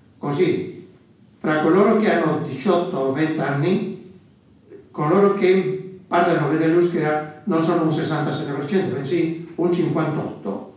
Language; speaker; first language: Italian; non-native, fluent; Basque